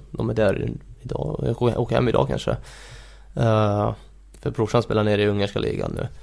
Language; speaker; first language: Swedish; early bilingual, other home language; Hungarian